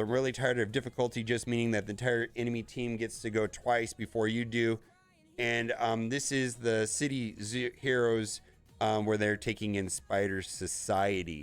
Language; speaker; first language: English; native; English